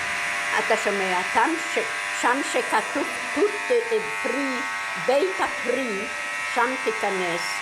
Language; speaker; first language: Hebrew; non-native, fluent; Polish